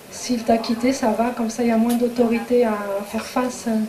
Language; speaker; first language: French; native; French